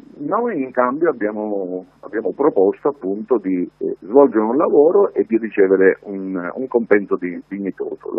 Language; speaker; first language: Italian; native; Italian